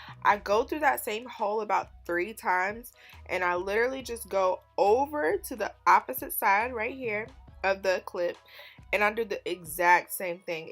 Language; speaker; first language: English; native; English